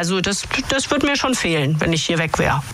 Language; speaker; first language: German; native; German